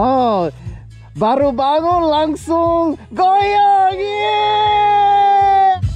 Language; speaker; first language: Indonesian; non-native, learner; English